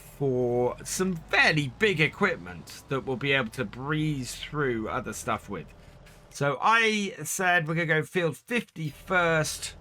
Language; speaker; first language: English; native; English